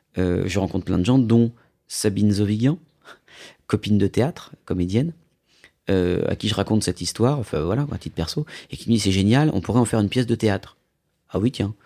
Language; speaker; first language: French; native; French